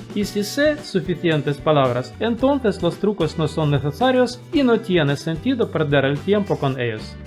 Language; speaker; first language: Spanish; non-native, fluent; Russian